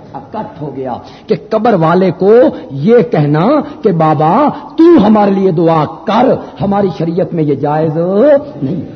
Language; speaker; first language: Urdu; non-native, local second language; Punjabi